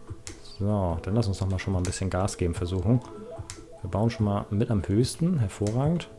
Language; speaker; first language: German; native; German